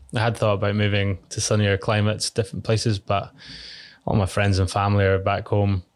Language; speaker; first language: English; native; English